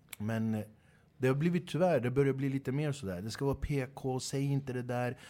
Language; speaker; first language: Swedish; early bilingual, other home language; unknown